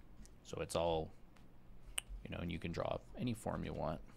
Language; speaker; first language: English; native; English